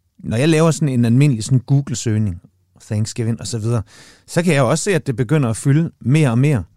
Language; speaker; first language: Danish; native; Danish